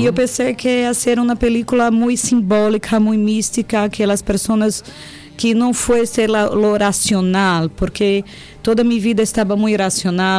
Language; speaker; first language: Spanish; non-native, learner; Portuguese